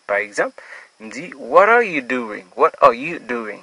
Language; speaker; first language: English; non-native, fluent; Haitian Creole